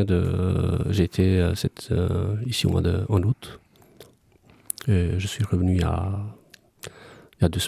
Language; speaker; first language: French; non-native, fluent; Albanian